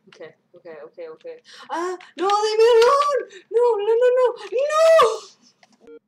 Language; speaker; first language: English; native; English